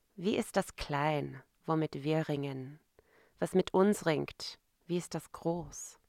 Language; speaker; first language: German; non-native, fluent; English